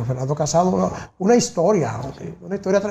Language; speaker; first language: Spanish; native; Spanish